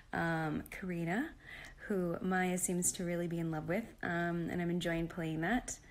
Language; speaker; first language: English; native; English